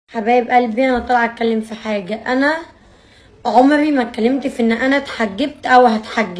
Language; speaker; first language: Arabic; native; Arabic